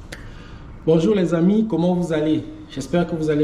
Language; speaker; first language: French; non-native, fluent; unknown